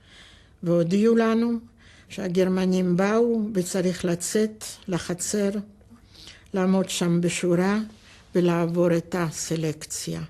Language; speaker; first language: Hebrew; non-native, fluent; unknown